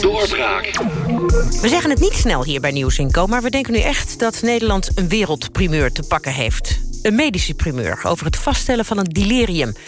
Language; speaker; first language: Dutch; native; Dutch